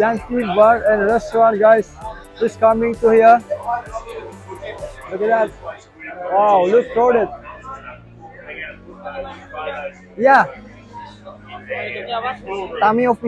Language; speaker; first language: English; non-native, learner; Indonesian